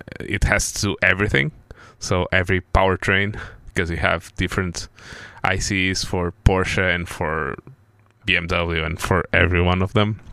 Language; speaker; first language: English; non-native, fluent; Portuguese